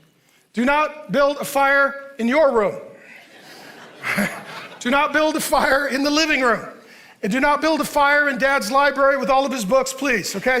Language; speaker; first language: English; native; English